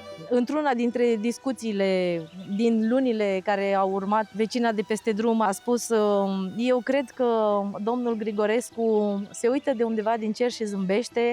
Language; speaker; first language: Romanian; native; Romanian